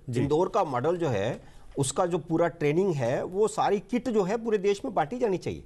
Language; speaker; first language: Hindi; native; Hindi